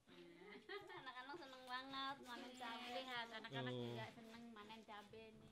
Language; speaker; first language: Indonesian; native; Indonesian